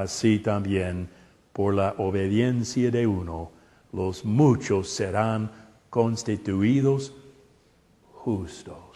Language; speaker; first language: Spanish; non-native, fluent; English